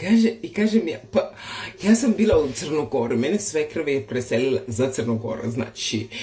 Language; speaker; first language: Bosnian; non-native, learner; Slovenian